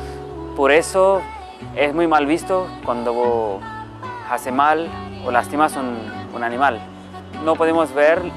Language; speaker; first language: Spanish; non-native, learner; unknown